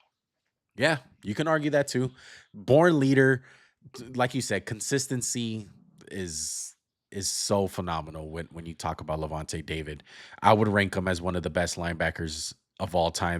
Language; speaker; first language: English; native; English